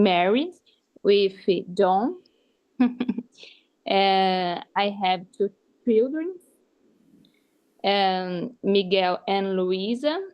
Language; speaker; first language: English; non-native, learner; Portuguese